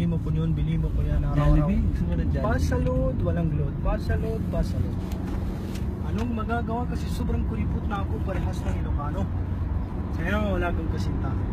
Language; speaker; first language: Filipino; non-native, fluent; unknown